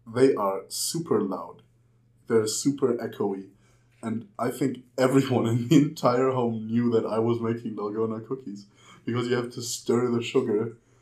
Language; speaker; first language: English; non-native, fluent; German